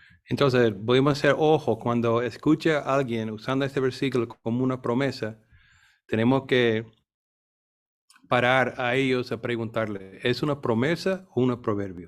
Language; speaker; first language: Spanish; non-native, fluent; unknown